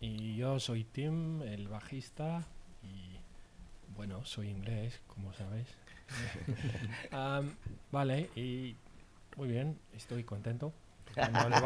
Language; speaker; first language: Spanish; non-native, learner; English